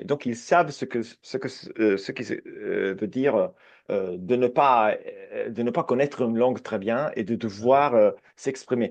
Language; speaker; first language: French; non-native, fluent; Italian